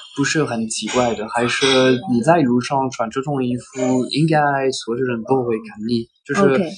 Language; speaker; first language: Chinese; non-native, learner; French